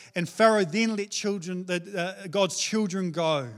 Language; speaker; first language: English; native; English